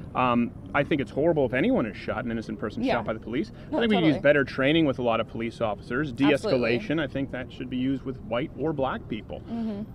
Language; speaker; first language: English; native; English